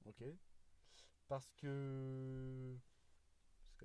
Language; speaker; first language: French; native; French